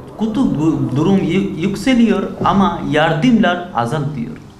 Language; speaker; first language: Turkish; non-native, learner; Bangla